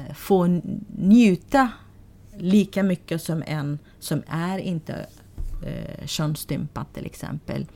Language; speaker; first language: Swedish; non-native, fluent; Arabic